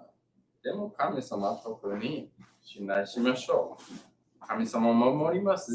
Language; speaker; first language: Japanese; non-native, learner; English